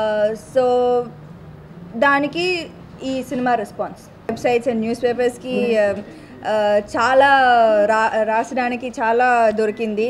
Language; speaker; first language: Telugu; non-native, local second language; Tamil